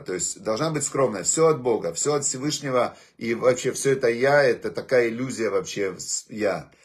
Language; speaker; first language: Russian; native; Russian